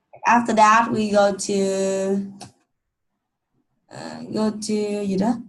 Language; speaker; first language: English; non-native, learner; Vietnamese